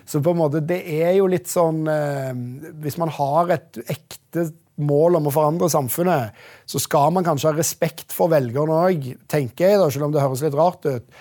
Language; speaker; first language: Norwegian; native; Norwegian